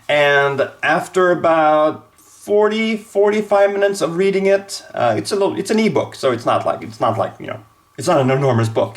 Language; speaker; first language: English; non-native, fluent; Swedish